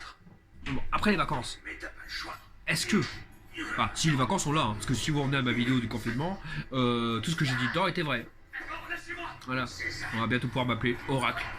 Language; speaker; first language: French; native; French